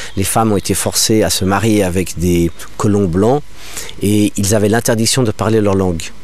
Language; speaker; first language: French; non-native, local second language; English